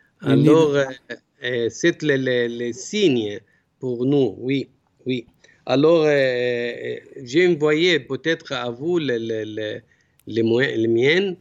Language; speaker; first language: French; non-native, learner; Arabic